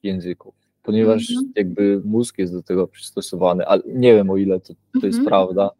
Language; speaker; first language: Polish; early bilingual, heritage; Polish